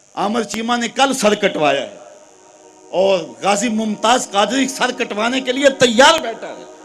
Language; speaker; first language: Urdu; non-native, local second language; Punjabi